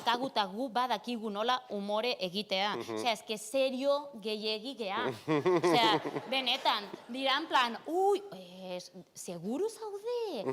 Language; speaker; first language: Basque; non-native, local second language; Catalan